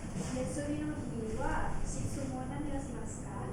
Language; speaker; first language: Japanese; non-native, learner; Indonesian